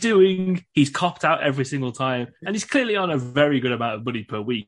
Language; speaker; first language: English; native; English